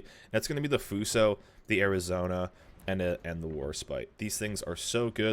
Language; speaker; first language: English; native; English